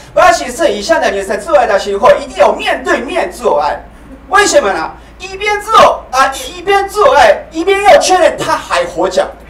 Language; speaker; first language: Chinese; non-native, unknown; Japanese